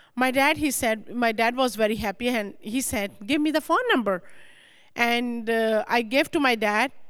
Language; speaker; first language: English; non-native, local second language; Punjabi